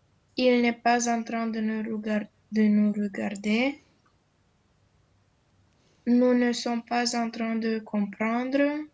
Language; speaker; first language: French; non-native, learner; Romanian